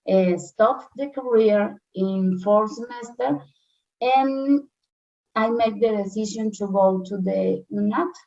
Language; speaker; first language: English; non-native, learner; Spanish